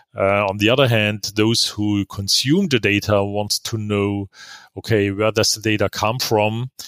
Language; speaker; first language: English; non-native, fluent; German